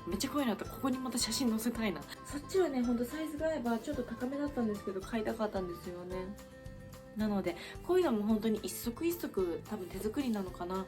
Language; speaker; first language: Japanese; native; Japanese